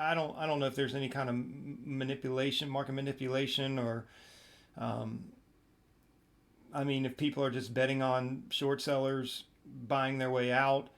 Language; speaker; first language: English; native; English